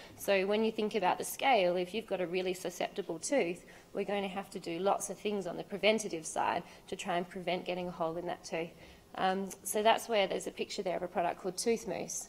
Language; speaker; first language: English; native; English